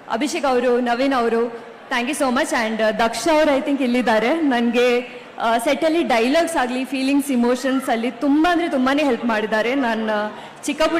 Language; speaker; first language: Kannada; non-native, local second language; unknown